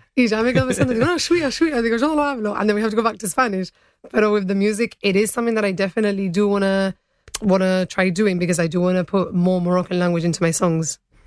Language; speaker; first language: English; early bilingual, other home language; Spanish